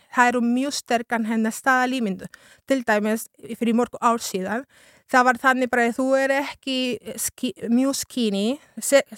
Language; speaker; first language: Icelandic; non-native, fluent; Spanish